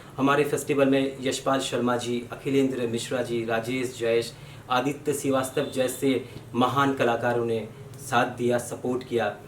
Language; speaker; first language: Hindi; non-native, local second language; Bangla